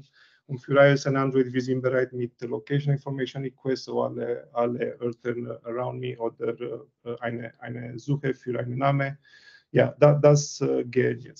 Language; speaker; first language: German; non-native, learner; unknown